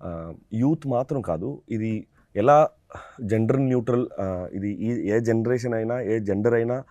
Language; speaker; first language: Telugu; non-native, fluent; Tamil